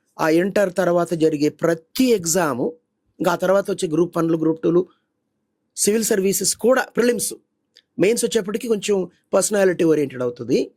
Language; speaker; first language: Telugu; native; Telugu